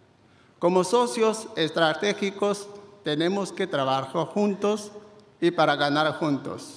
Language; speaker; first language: Spanish; non-native, fluent; Chinese